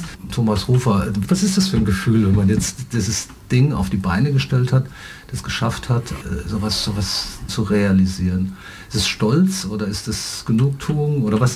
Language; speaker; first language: German; native; German